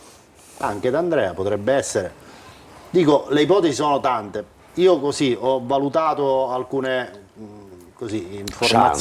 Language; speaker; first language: Italian; native; Italian